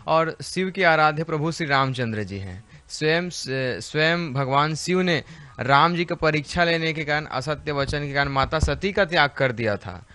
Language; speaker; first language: Hindi; native; Hindi